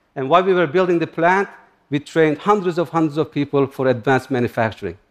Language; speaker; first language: English; non-native, fluent; Turkish